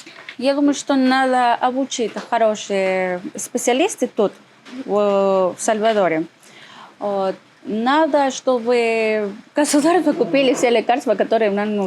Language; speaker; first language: Russian; non-native, learner; Spanish